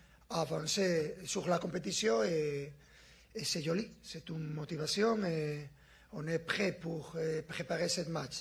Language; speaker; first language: French; non-native, fluent; Spanish